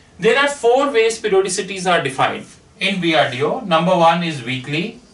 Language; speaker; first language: English; non-native, local second language; Hindi